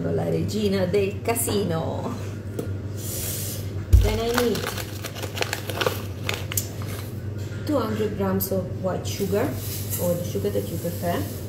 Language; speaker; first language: English; non-native, fluent; Italian